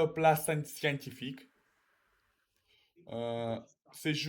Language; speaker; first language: French; non-native, learner; Russian